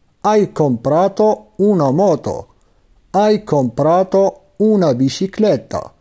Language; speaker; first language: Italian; non-native, fluent; Arabic